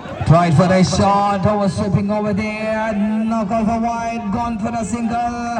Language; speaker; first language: English; non-native, local second language; Malayalam